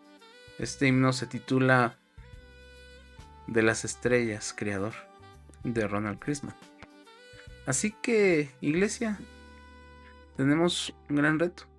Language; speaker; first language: Spanish; native; Spanish